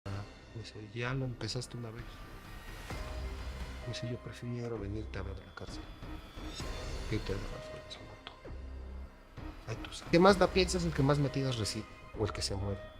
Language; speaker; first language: Spanish; native; Spanish